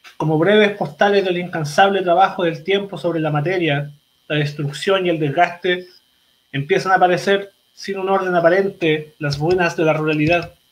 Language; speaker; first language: Spanish; native; Spanish